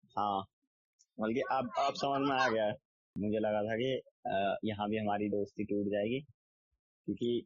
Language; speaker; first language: Hindi; native; Hindi